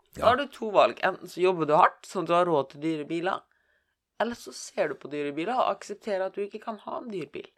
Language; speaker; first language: Norwegian; native; Norwegian